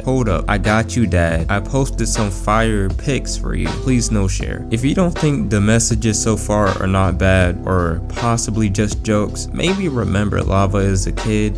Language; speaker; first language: English; native; English